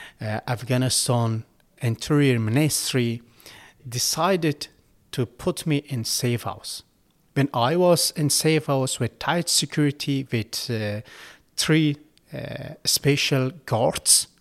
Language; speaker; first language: English; non-native, learner; Persian